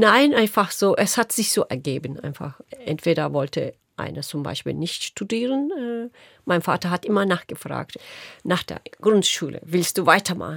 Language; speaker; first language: German; non-native, local second language; Turkish